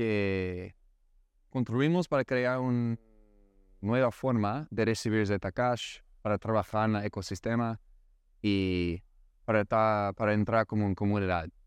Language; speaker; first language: Spanish; non-native, learner; English